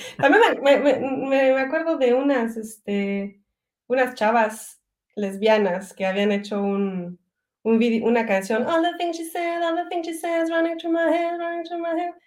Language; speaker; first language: Spanish; non-native, fluent; French